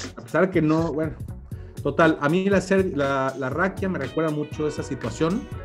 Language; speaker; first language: Spanish; native; Spanish